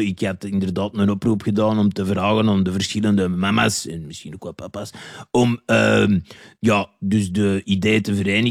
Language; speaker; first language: Dutch; native; Dutch